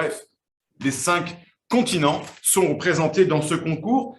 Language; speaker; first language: French; native; French